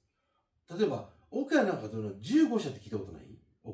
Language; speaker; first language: Japanese; native; Japanese